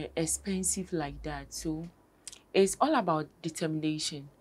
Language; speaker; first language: English; non-native, local second language; Akan